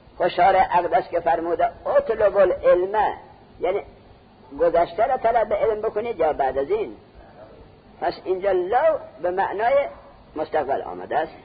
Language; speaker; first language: Persian; native; Persian